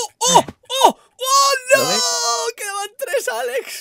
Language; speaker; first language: Spanish; native; Spanish